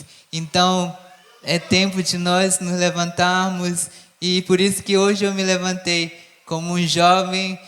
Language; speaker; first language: Portuguese; non-native, local second language; Ticuna